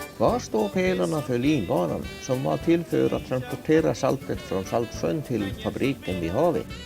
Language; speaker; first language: Swedish; native; Swedish